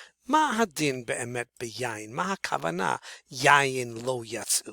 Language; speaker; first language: Hebrew; non-native, fluent; English